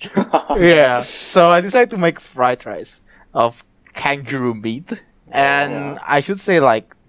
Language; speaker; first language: English; non-native, fluent; Indonesian